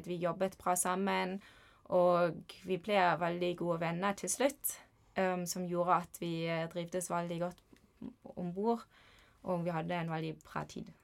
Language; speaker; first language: Norwegian; non-native, fluent; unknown